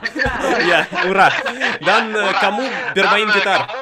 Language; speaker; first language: Indonesian; non-native, learner; Russian